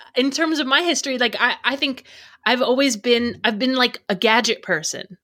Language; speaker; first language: English; native; English